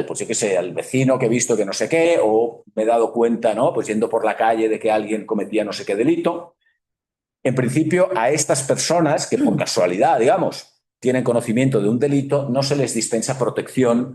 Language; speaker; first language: Spanish; native; Spanish